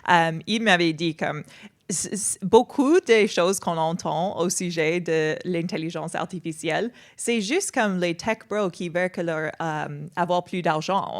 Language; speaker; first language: French; non-native, fluent; English